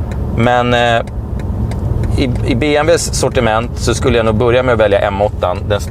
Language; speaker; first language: Swedish; native; Swedish